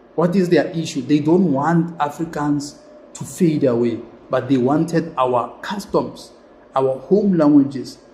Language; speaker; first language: English; non-native, local second language; Zulu